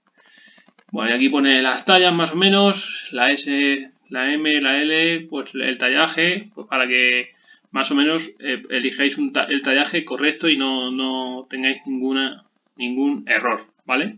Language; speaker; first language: Spanish; native; Spanish